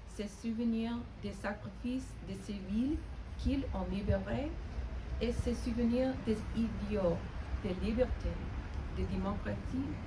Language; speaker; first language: French; non-native, fluent; English